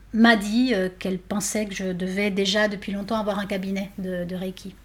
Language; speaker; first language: French; non-native, fluent; Spanish